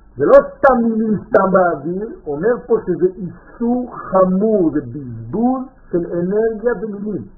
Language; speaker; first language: Hebrew; native; Hebrew